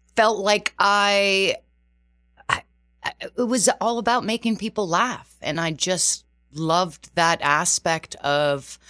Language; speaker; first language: English; non-native, fluent; Portuguese